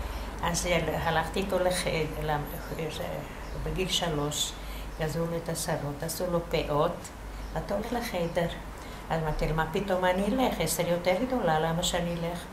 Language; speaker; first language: Hebrew; non-native, fluent; Yiddish